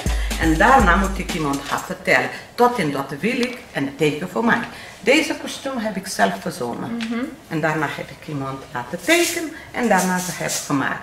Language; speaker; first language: Dutch; non-native, learner; Portuguese